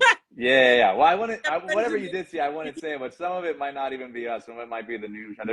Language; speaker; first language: English; native; English